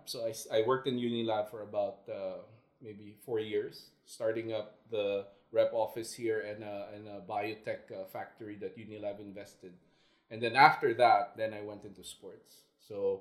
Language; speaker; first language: English; non-native, local second language; Filipino